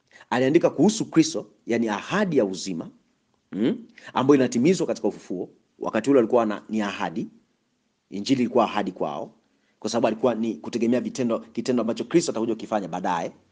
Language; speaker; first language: Swahili; native; Swahili